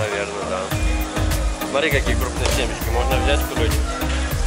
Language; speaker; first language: Russian; native; Russian